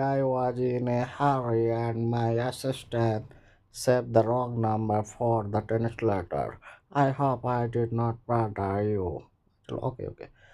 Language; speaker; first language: English; non-native, learner; Bangla